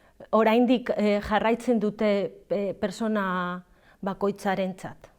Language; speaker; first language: Basque; non-native, learner; Galician